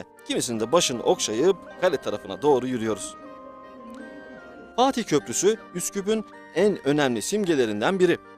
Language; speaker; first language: Turkish; native; Turkish